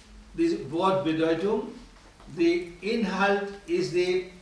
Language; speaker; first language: German; non-native, learner; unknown